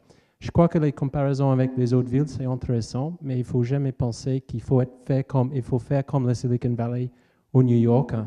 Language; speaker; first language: French; non-native, fluent; English